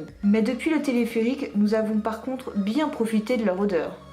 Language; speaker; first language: French; native; French